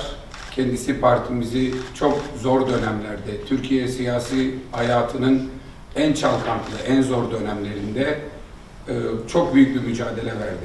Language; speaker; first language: Turkish; native; Turkish